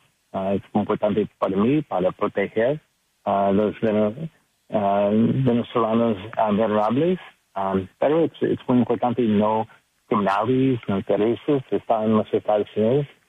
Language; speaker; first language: Spanish; non-native, learner; English